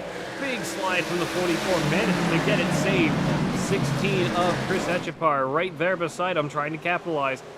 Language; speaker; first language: English; native; English